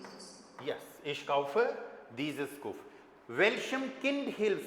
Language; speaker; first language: German; non-native, fluent; Hindi